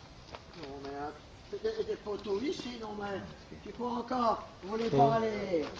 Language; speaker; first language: French; native; French